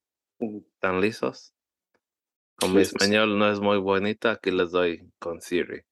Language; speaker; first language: Spanish; early bilingual, heritage; Spanish